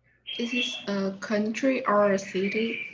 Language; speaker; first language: English; non-native, learner; Vietnamese